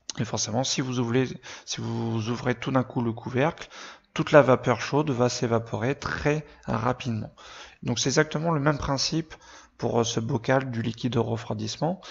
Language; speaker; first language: French; native; French